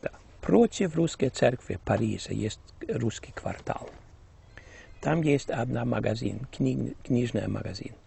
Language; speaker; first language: Russian; early bilingual, heritage; Russian